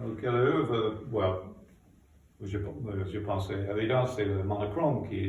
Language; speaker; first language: French; non-native, fluent; English